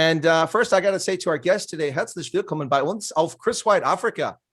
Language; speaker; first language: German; non-native, learner; English